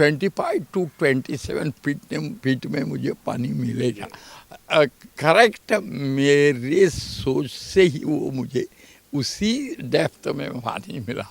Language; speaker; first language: Hindi; non-native, local second language; Konkani